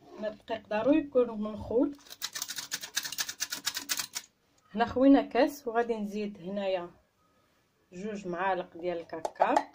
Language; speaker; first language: Arabic; native; Arabic